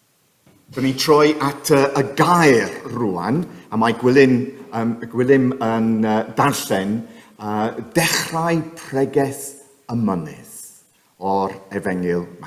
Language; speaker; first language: Welsh; non-native, fluent; English